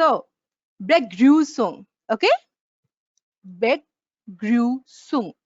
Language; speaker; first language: German; non-native, fluent; Bangla